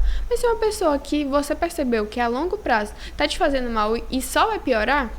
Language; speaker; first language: Portuguese; native; Portuguese